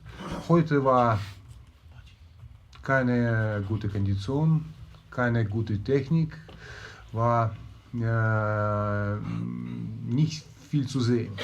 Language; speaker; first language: German; non-native, learner; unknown